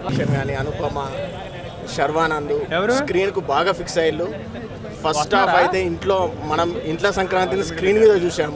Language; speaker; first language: Telugu; native; Telugu